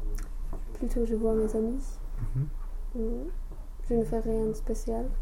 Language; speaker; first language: French; non-native, fluent; English